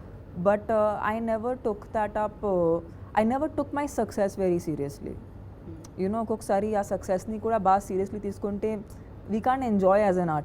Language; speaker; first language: Telugu; non-native, fluent; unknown